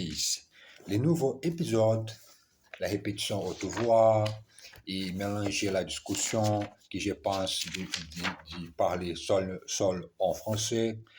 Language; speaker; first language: French; non-native, learner; Portuguese